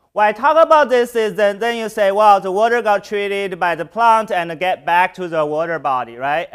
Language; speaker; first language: English; non-native, fluent; Chinese